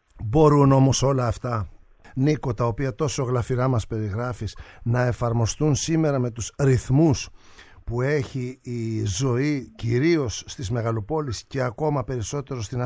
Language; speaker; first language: Greek; native; Greek